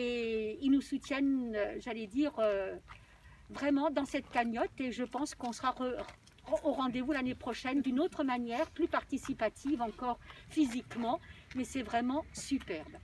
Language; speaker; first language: French; native; French